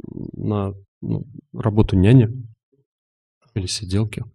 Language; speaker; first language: Russian; native; Russian